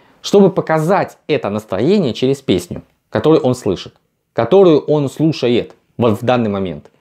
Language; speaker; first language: Russian; native; Russian